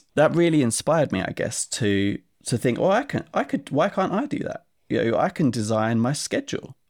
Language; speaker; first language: English; native; English